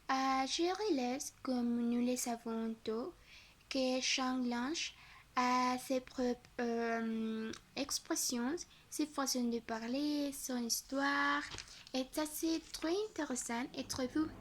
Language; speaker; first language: French; non-native, learner; Spanish